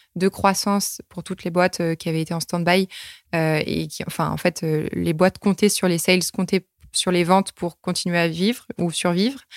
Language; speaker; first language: French; native; French